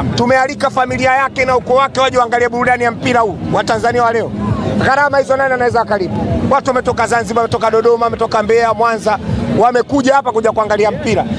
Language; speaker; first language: Swahili; native; Swahili